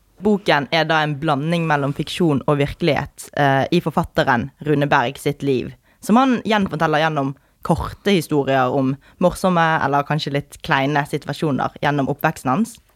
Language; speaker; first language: Norwegian; native; Norwegian